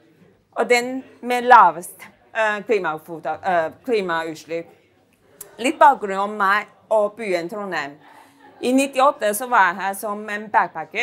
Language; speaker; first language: Norwegian; non-native, fluent; Chinese